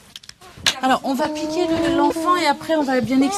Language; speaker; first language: French; native; French